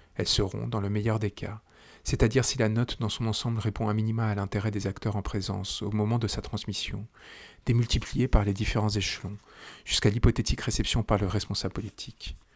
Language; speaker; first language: French; native; French